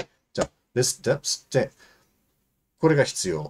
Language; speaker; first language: Japanese; non-native, fluent; English